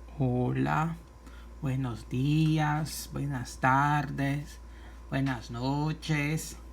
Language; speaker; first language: Spanish; non-native, fluent; Portuguese